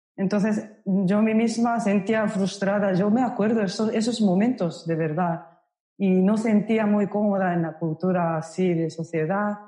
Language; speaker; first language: Spanish; non-native, fluent; Japanese